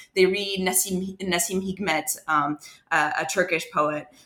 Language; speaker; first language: English; non-native, fluent; French